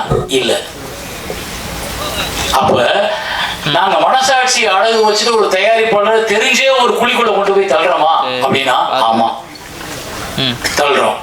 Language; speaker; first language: Tamil; native; Tamil